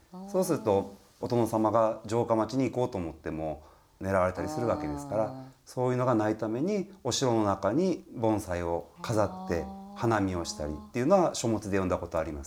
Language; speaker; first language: Japanese; native; Japanese